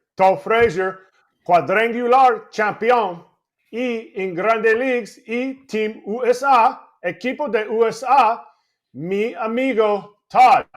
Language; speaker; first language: Spanish; non-native, learner; English